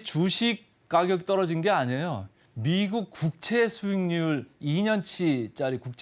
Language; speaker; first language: Korean; native; Korean